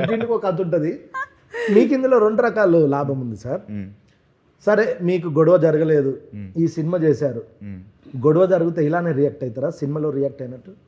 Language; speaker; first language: Telugu; native; Telugu